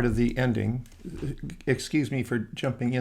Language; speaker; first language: English; native; English